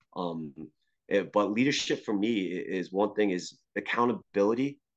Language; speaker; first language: English; native; English